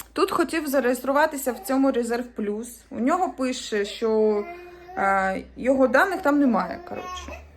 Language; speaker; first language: Ukrainian; native; Ukrainian